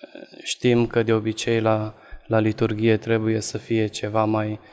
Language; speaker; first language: Romanian; non-native, local second language; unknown